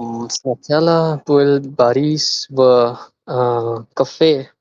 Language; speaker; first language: Russian; non-native, learner; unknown